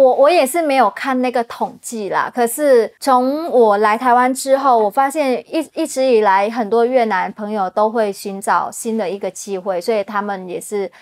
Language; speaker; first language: Chinese; non-native, fluent; Vietnamese